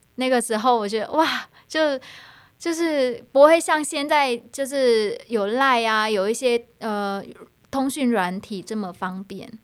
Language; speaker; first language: Chinese; non-native, fluent; Vietnamese